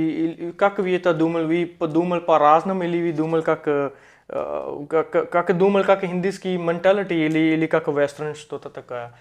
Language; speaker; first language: Russian; non-native, learner; Hindi